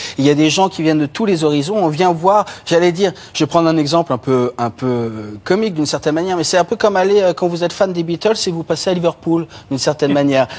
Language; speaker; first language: French; native; French